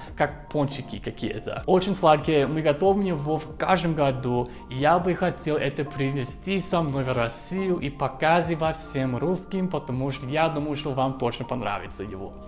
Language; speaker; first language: Russian; non-native, fluent; English